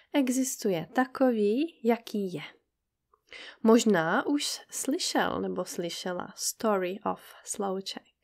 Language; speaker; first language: Czech; native; Czech